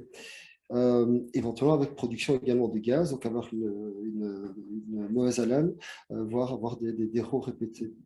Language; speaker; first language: French; native; French